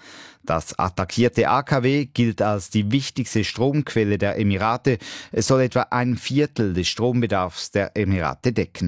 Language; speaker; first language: German; native; German